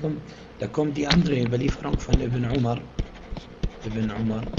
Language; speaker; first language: German; non-native, fluent; Arabic